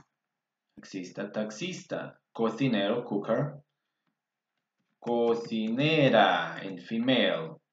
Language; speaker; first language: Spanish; non-native, fluent; English